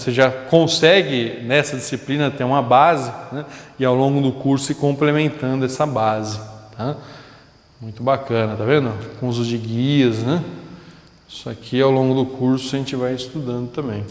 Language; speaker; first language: Portuguese; native; Portuguese